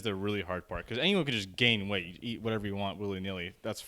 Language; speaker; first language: English; native; English